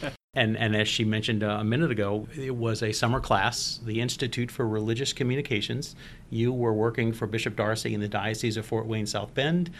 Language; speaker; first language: English; native; English